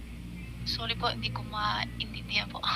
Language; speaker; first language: Filipino; non-native, learner; Chinese